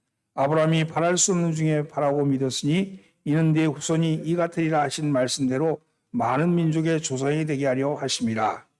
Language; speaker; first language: Korean; native; Korean